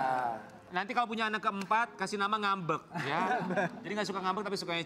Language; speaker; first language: Indonesian; native; Indonesian